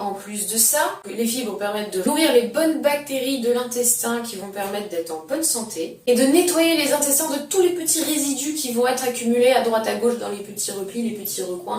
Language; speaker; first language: French; native; French